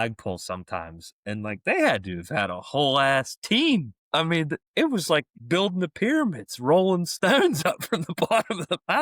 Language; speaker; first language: English; native; English